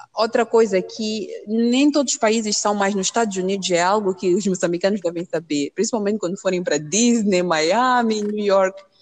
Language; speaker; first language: Portuguese; native; Portuguese